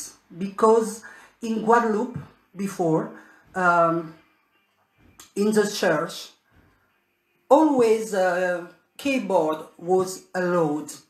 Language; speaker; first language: English; non-native, learner; French